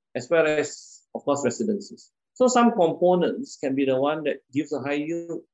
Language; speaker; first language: English; non-native, local second language; Min Nan Chinese